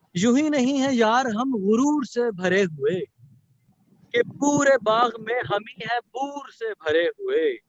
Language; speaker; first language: Urdu; native; Urdu